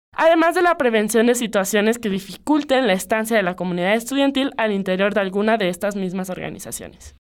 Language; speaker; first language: Spanish; native; Spanish